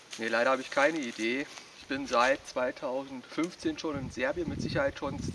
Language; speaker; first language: German; native; German